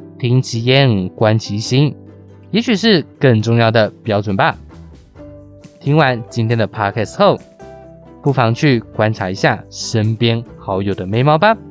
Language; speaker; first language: Chinese; native; Chinese